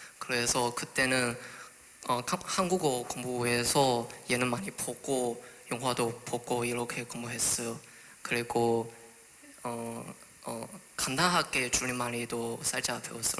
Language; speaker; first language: Korean; non-native, learner; Chinese